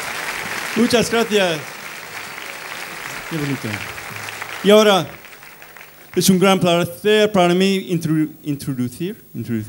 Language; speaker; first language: Spanish; non-native, fluent; English